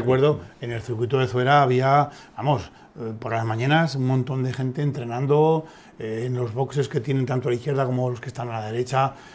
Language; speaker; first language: Spanish; native; Spanish